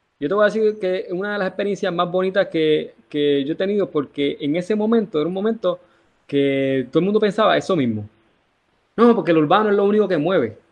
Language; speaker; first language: Spanish; native; Spanish